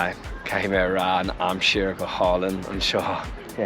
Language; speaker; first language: Irish; non-native, local second language; English